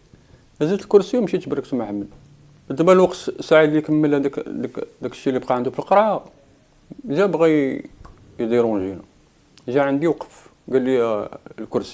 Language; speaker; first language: Arabic; native; Arabic